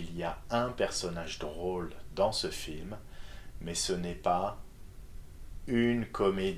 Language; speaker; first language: French; non-native, fluent; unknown